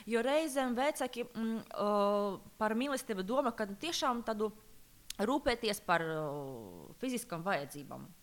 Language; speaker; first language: Latvian; non-native, local second language; Russian